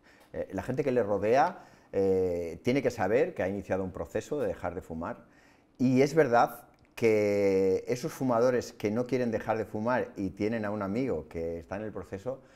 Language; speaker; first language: Spanish; native; Spanish